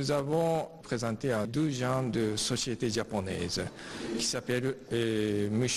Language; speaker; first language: French; non-native, learner; Japanese